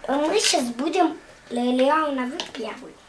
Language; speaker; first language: Russian; early bilingual, heritage; Russian